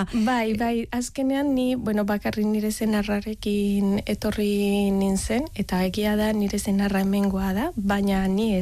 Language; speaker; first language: Basque; non-native, learner; Spanish